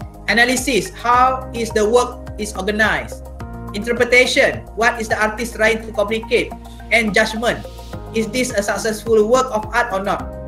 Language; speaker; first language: English; non-native, local second language; Malay